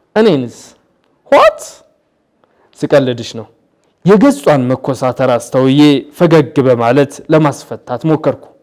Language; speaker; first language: Amharic; native; Amharic